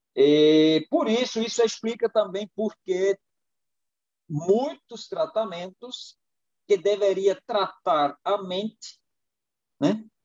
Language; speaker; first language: Portuguese; non-native, fluent; German